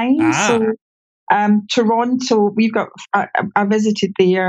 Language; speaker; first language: English; native; English